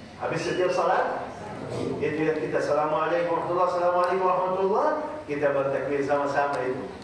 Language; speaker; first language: Malay; non-native, fluent; Arabic